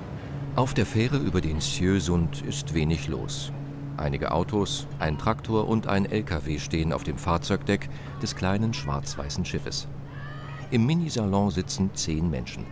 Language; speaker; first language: German; native; German